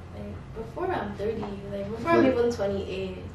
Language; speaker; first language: English; non-native, local second language; Yoruba